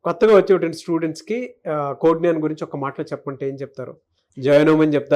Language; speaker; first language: Telugu; native; Telugu